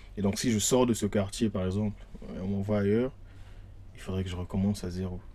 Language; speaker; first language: French; non-native, local second language; Lingala